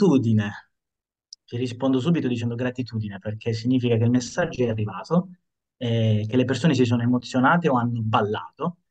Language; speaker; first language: Italian; native; Italian